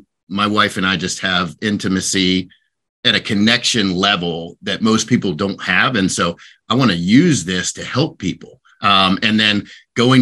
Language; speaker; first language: English; native; English